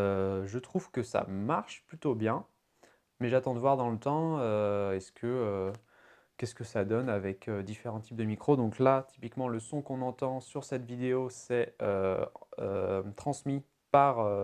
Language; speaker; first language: French; native; French